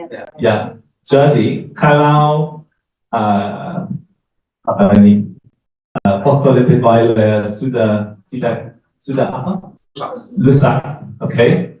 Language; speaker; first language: Indonesian; non-native, learner; English